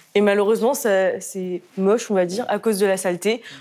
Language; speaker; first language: French; native; French